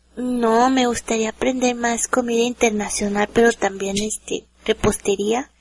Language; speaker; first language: Spanish; native; Spanish